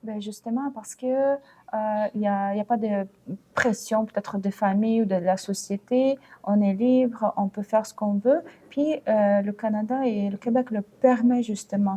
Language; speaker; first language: French; non-native, fluent; Ukrainian